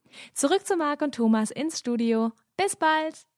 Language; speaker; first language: German; native; German